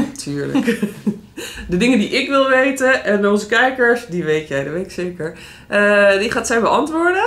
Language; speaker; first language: Dutch; native; Dutch